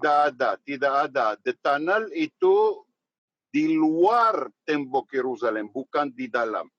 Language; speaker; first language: Indonesian; non-native, learner; Hebrew